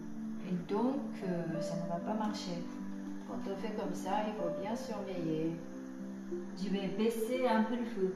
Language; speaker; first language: French; non-native, fluent; Japanese